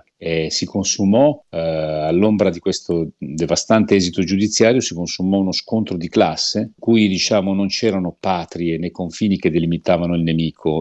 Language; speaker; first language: Italian; native; Italian